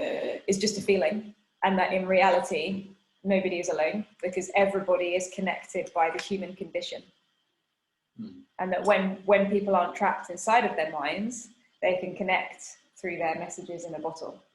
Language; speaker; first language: English; non-native, fluent; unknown